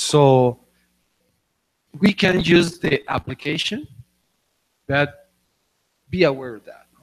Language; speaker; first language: English; non-native, fluent; Spanish